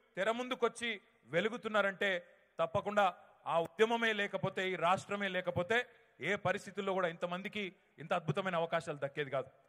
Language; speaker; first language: Telugu; native; Telugu